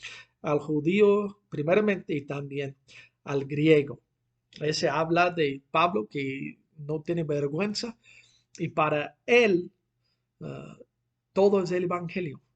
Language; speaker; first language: Spanish; non-native, fluent; English